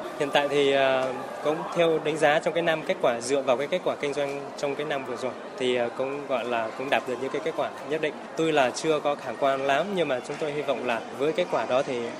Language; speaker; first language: Vietnamese; non-native, local second language; Hmong